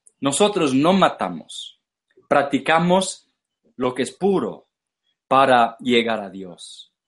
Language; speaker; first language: Spanish; non-native, fluent; English